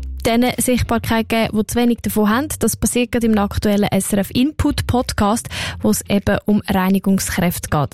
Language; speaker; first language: German; native; German